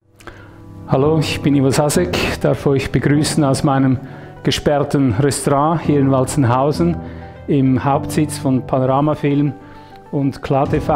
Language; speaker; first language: German; native; German